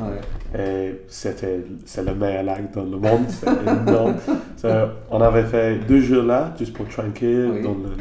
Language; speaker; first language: French; non-native, learner; English